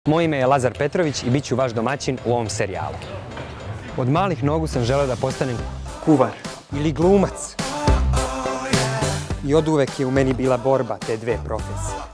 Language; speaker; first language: Bosnian; native; Bosnian